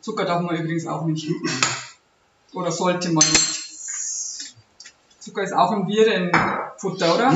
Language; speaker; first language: German; native; German